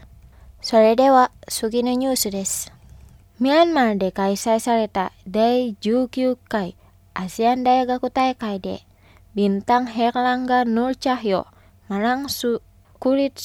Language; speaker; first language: Japanese; non-native, fluent; Indonesian